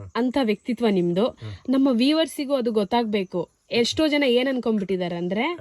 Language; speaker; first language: Kannada; non-native, local second language; Tulu